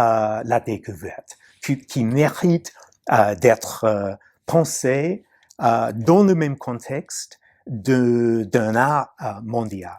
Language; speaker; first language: French; non-native, fluent; English